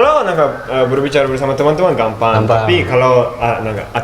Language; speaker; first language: Indonesian; non-native, learner; Japanese